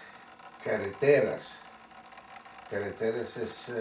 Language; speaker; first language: Spanish; non-native, fluent; Yiddish